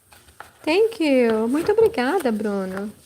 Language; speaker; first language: Portuguese; non-native, fluent; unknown